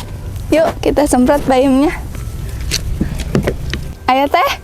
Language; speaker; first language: Indonesian; native; Indonesian